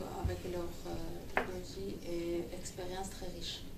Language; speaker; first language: French; non-native, fluent; Armenian